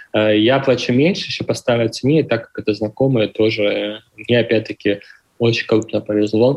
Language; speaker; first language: Russian; native; Russian